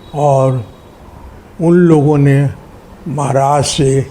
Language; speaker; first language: Hindi; native; Hindi